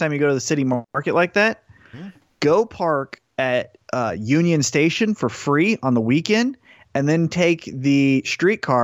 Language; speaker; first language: English; native; English